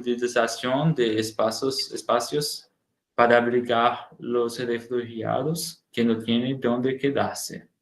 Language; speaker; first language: Spanish; non-native, learner; Portuguese